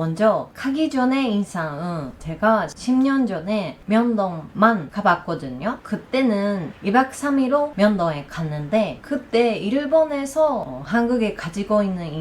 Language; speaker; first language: Korean; non-native, learner; Japanese